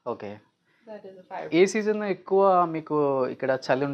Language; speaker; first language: Telugu; native; Telugu